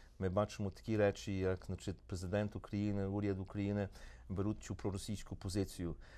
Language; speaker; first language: Ukrainian; early bilingual, heritage; Ukrainian